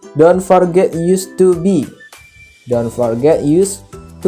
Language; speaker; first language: English; non-native, learner; Indonesian